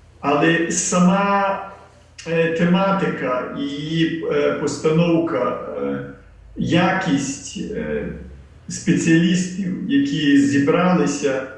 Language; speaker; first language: Ukrainian; early bilingual, heritage; Ukrainian